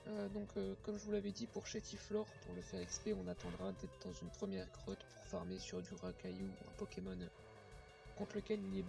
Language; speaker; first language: French; native; French